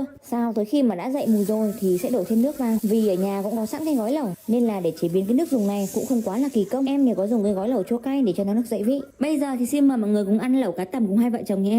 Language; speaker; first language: Vietnamese; native; Vietnamese